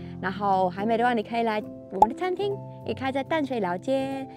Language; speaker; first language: Chinese; non-native, fluent; English